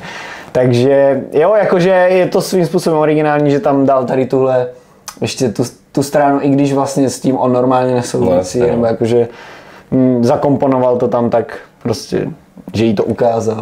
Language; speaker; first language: Czech; native; Czech